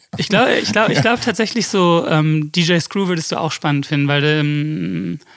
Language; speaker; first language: German; early bilingual, other home language; English